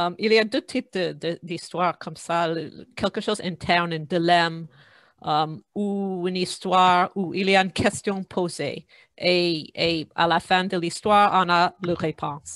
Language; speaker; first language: French; non-native, fluent; English